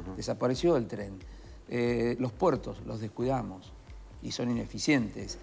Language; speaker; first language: Spanish; native; Spanish